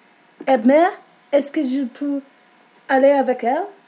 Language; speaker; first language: French; non-native, learner; English